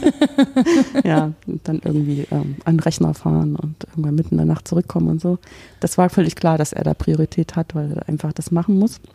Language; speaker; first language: German; native; German